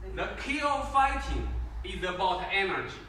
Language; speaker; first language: English; non-native, learner; Chinese